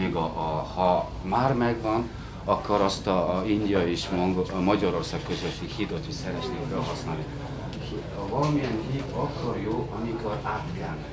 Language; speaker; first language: Hungarian; non-native, fluent; Mongolian